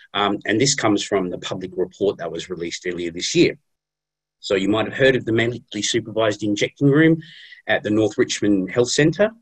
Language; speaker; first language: English; native; English